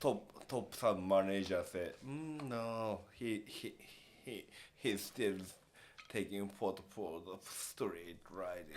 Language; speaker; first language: English; non-native, learner; Japanese